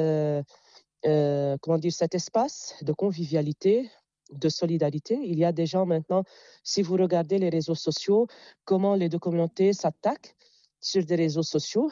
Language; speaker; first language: French; non-native, local second language; Arabic